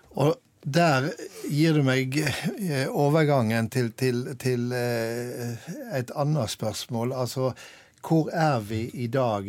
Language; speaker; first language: Norwegian; native; Norwegian